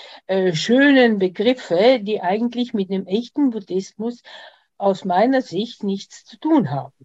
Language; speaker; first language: German; non-native, fluent; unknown